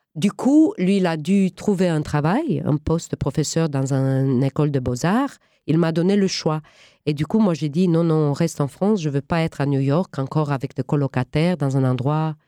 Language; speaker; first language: French; non-native, fluent; Romanian